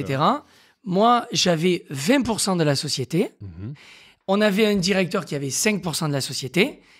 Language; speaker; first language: French; native; French